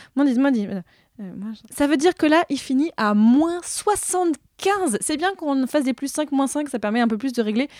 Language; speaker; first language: French; native; French